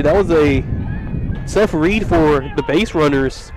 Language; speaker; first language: English; native; English